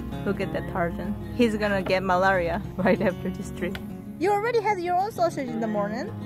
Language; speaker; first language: English; non-native, fluent; Korean